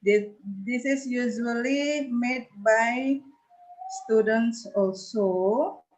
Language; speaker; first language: English; non-native, learner; Indonesian